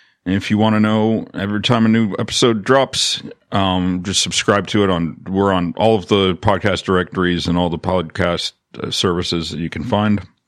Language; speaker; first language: English; native; English